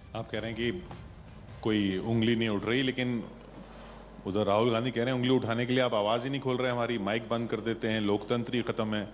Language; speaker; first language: Hindi; native; Hindi